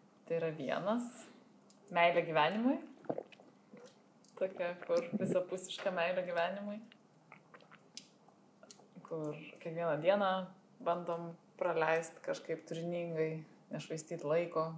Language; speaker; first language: Lithuanian; native; Lithuanian